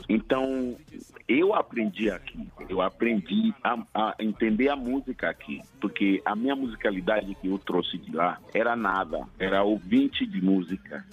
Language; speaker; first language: Portuguese; non-native, fluent; Akan